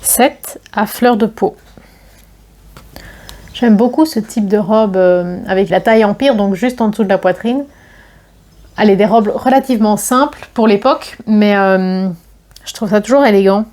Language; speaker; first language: French; native; French